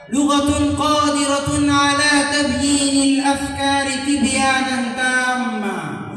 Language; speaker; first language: Arabic; non-native, learner; Urdu